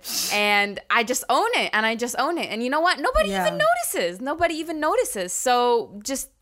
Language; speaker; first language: English; early bilingual, other home language; Arabic